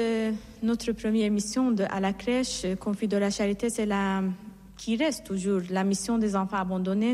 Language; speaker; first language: French; non-native, fluent; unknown